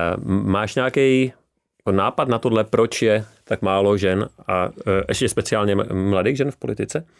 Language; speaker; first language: Czech; native; Czech